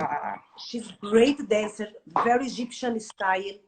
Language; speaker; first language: English; non-native, learner; Portuguese